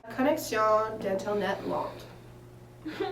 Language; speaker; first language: French; non-native, fluent; English